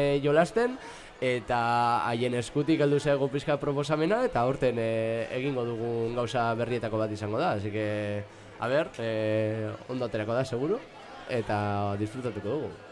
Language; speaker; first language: Basque; non-native, local second language; Spanish